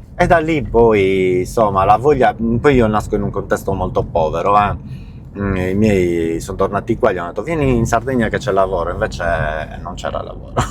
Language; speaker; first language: Italian; native; Italian